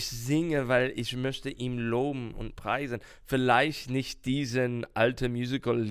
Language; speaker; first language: German; non-native, learner; English